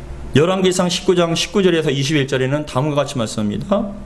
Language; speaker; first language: Korean; native; Korean